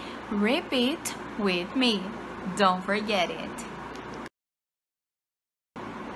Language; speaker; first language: English; non-native, fluent; Portuguese